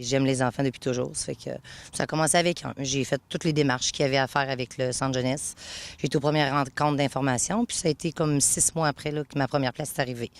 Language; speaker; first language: French; native; French